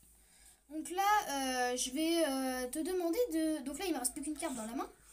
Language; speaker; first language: French; native; French